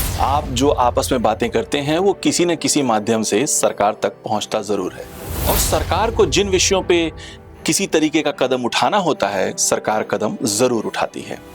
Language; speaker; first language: Hindi; native; Hindi